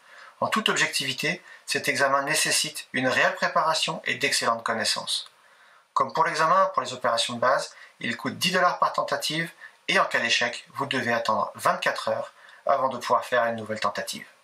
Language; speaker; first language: French; native; French